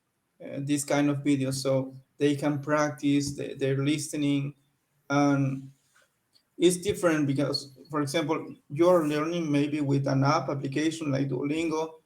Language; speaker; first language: English; non-native, learner; Spanish